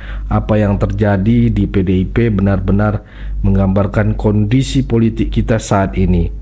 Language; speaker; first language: Indonesian; native; Indonesian